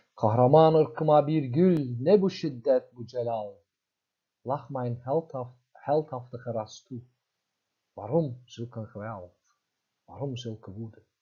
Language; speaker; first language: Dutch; non-native, fluent; Turkish